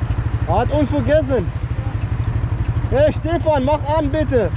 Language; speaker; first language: German; non-native, learner; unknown